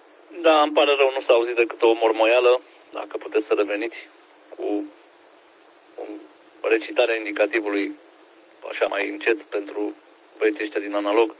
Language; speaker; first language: Romanian; native; Romanian